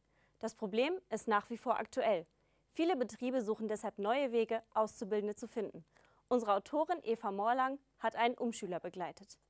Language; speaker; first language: German; native; German